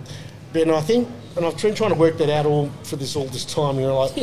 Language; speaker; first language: English; native; English